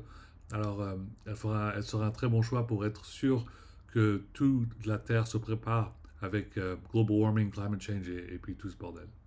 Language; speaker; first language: French; early bilingual, heritage; French